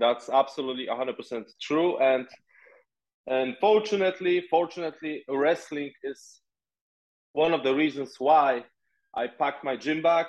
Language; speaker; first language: English; non-native, fluent; Polish